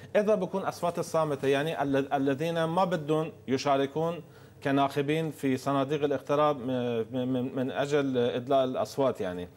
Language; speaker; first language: Arabic; non-native, fluent; Persian